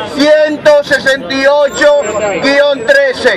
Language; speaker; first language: Spanish; native; Spanish